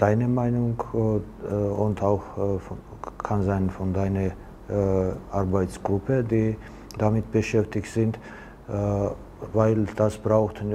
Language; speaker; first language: German; non-native, learner; Georgian